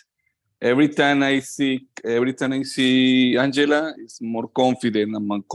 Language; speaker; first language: English; non-native, learner; Spanish